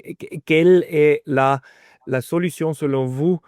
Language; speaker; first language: French; non-native, fluent; German